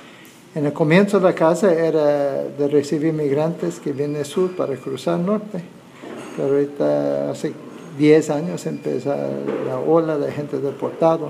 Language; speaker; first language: Spanish; non-native, fluent; English